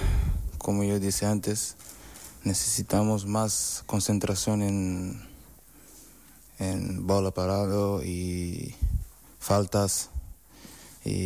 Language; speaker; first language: Spanish; non-native, learner; Portuguese